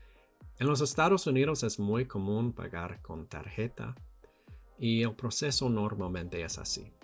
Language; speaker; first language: Spanish; non-native, learner; English